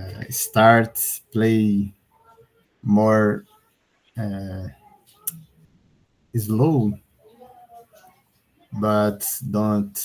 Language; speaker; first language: English; non-native, learner; Portuguese